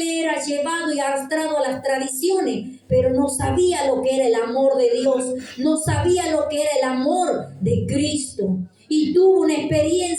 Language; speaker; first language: Spanish; native; Spanish